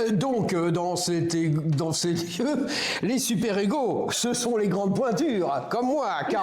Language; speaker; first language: French; native; French